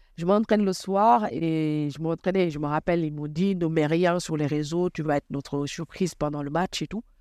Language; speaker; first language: French; non-native, local second language; Wolof